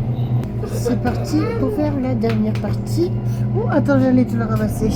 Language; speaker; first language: French; native; French